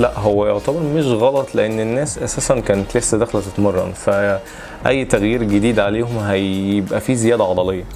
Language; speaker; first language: Arabic; native; Arabic